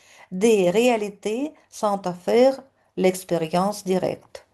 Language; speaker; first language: French; non-native, fluent; Russian